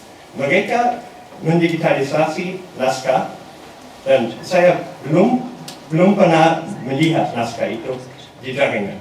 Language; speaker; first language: Indonesian; non-native, learner; German